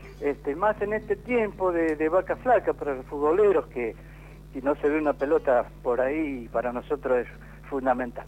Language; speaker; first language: Spanish; native; Spanish